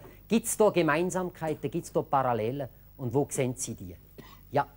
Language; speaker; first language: German; native; German